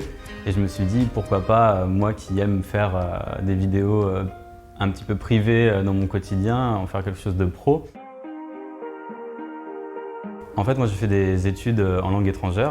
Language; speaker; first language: French; native; French